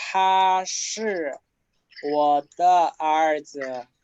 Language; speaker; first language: Chinese; non-native, fluent; Spanish